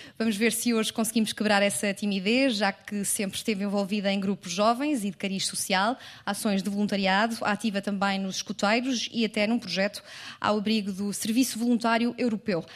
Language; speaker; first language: Portuguese; native; Portuguese